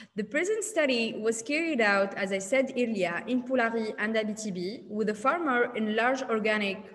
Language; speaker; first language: English; non-native, learner; Arabic